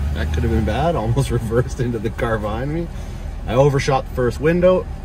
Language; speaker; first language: English; native; English